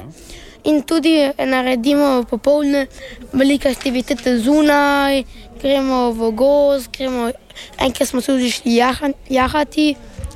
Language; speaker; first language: Slovenian; early bilingual, heritage; Italian